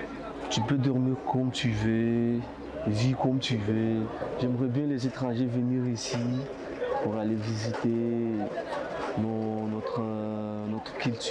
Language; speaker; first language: French; non-native, learner; Comorian